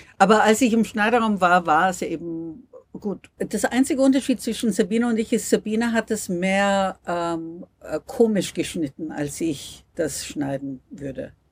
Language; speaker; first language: German; non-native, fluent; English